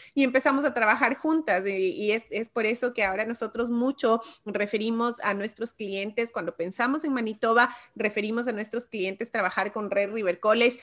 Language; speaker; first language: Spanish; native; Spanish